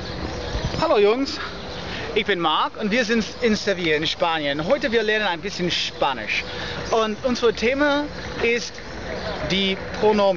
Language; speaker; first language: German; non-native, learner; English